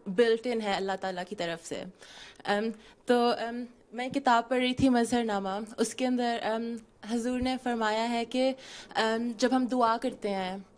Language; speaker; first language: Urdu; early bilingual, heritage; Hindi